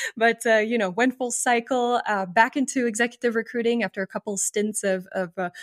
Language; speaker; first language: English; non-native, fluent; French